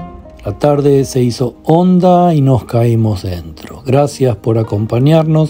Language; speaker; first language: Spanish; native; Spanish